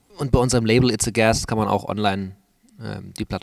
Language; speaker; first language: German; native; German